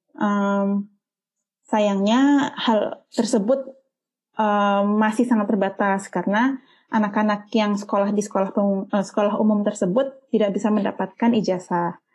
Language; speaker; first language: Indonesian; native; Indonesian